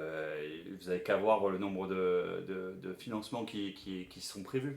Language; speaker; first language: French; native; French